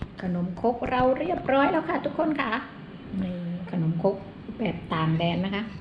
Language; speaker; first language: Thai; native; Thai